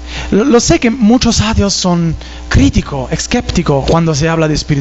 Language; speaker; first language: Spanish; non-native, fluent; Italian